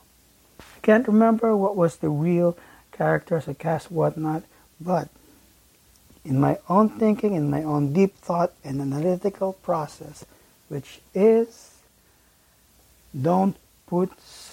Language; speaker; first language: English; non-native, local second language; Filipino